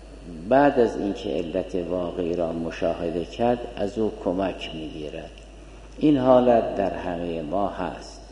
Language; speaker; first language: Persian; native; Persian